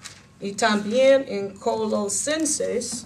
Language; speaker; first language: Spanish; non-native, learner; English